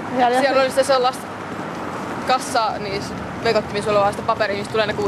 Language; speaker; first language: Finnish; native; Finnish